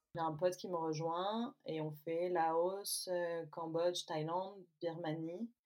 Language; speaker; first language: French; native; French